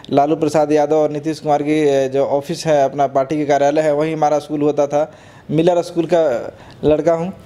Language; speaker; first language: Hindi; native; Hindi